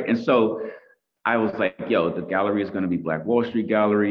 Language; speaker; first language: English; native; English